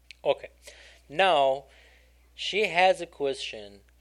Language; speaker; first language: English; non-native, learner; Persian